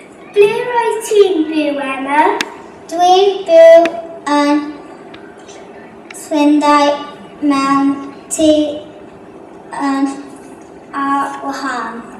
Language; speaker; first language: Welsh; non-native, learner; English